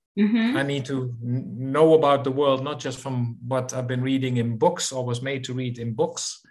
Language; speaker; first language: English; non-native, fluent; Dutch